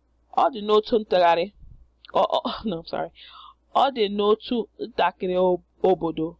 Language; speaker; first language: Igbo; non-native, learner; English